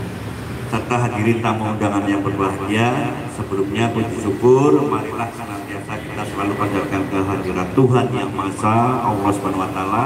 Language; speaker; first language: Indonesian; native; Indonesian